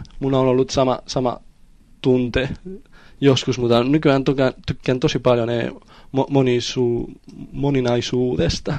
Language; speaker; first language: Finnish; non-native, fluent; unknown